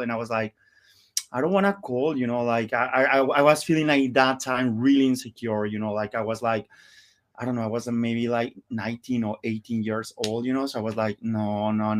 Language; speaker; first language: English; non-native, learner; Spanish